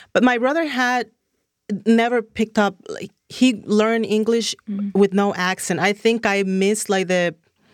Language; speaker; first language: English; non-native, fluent; Spanish